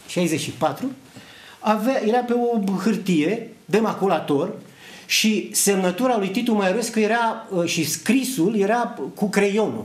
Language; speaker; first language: Romanian; native; Romanian